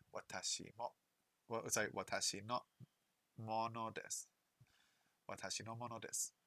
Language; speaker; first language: Japanese; non-native, learner; English